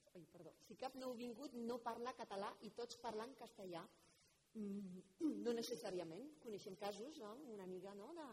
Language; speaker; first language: Catalan; non-native, fluent; French